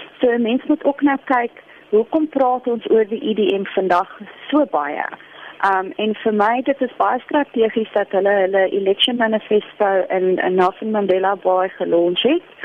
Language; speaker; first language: Afrikaans; non-native, local second language; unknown